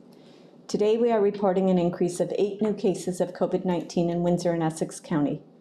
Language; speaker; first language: English; native; English